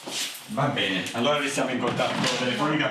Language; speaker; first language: Italian; native; Italian